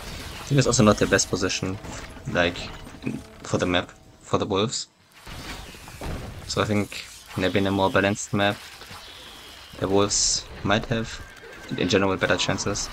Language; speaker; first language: English; non-native, fluent; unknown